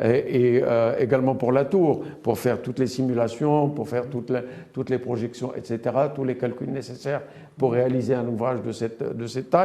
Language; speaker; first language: French; non-native, local second language; Arabic